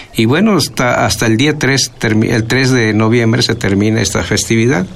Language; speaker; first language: Spanish; non-native, local second language; Nahuatl languages